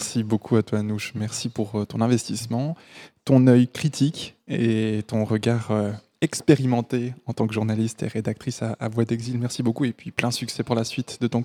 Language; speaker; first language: French; native; French